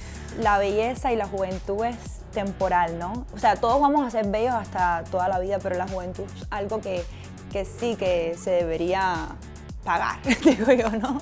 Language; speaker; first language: Spanish; native; Spanish